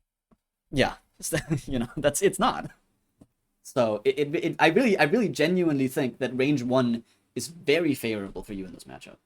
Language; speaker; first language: English; native; English